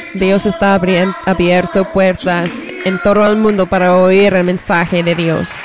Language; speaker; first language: Spanish; non-native, learner; English